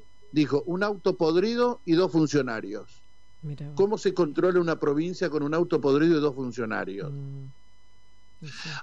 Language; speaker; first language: Spanish; native; Spanish